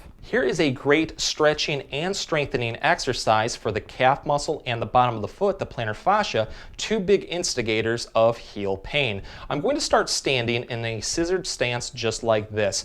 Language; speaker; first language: English; native; English